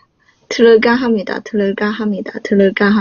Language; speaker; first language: Korean; non-native, learner; Chinese